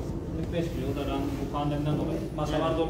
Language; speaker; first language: Turkish; native; Turkish